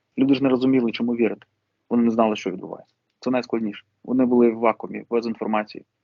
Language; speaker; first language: Ukrainian; non-native, local second language; Russian